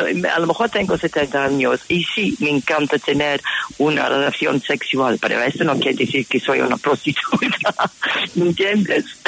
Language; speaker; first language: Spanish; non-native, fluent; English